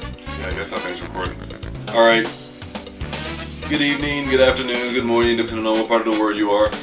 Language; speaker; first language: English; native; English